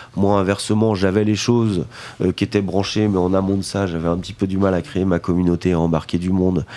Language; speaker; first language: French; native; French